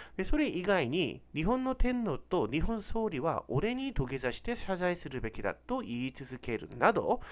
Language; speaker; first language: Japanese; non-native, fluent; Korean